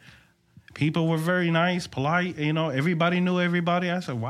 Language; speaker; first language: English; native; English